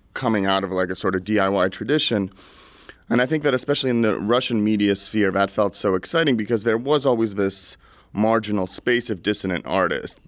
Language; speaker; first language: English; early bilingual, other home language; Russian